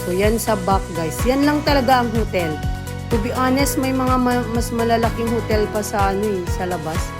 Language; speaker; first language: Filipino; non-native, local second language; Cebuano